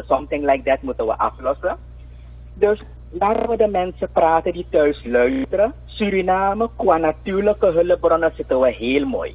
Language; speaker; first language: Dutch; native; Dutch